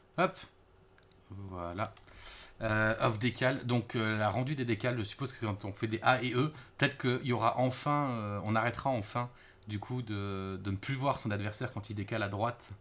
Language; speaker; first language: French; native; French